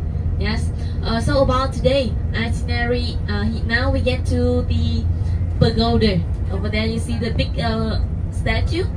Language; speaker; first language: English; non-native, learner; Vietnamese